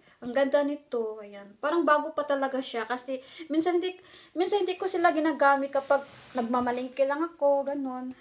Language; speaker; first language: Filipino; non-native, local second language; Cebuano